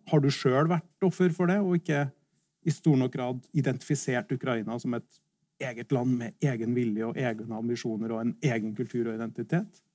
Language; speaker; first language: Norwegian; native; Norwegian